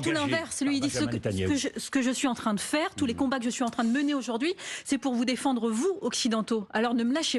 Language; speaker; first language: French; native; French